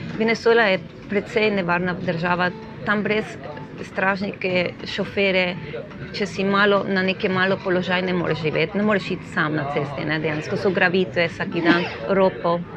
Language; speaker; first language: Slovenian; non-native, fluent; Spanish